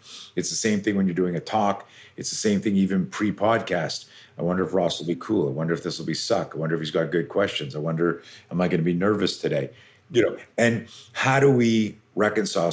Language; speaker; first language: English; native; English